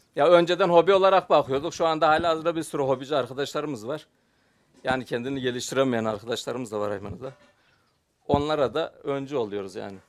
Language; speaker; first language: Turkish; native; Turkish